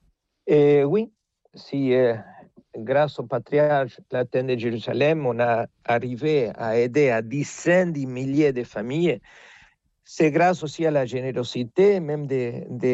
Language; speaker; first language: French; non-native, fluent; Spanish